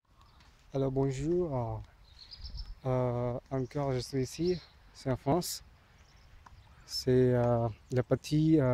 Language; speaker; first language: French; non-native, learner; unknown